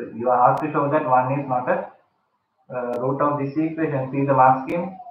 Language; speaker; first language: English; non-native, local second language; Sinhala